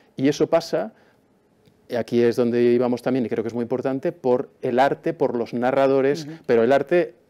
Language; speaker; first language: Spanish; native; Spanish